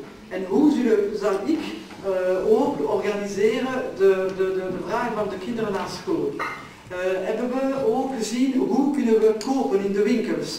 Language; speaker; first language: Dutch; non-native, local second language; French